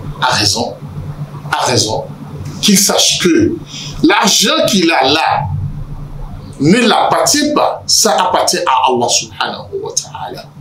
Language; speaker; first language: French; non-native, local second language; Yoruba